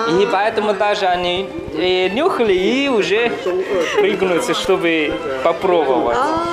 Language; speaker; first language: Russian; non-native, learner; Chinese